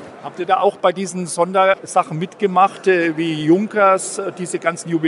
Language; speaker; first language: German; native; German